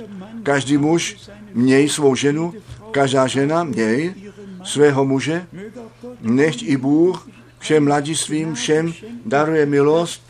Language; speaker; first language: Czech; non-native, fluent; German